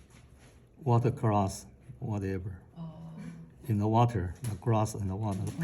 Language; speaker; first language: English; non-native, fluent; Chinese